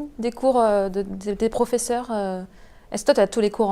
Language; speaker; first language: French; native; French